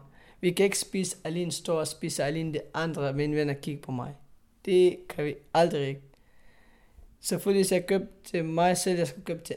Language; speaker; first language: Danish; non-native, learner; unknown